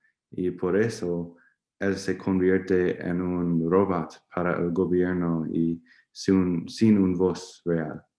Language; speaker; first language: Spanish; non-native, learner; English